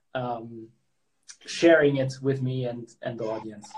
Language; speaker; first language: English; non-native, local second language; German